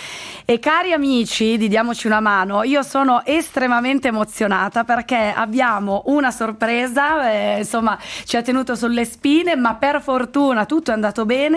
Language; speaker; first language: Italian; native; Italian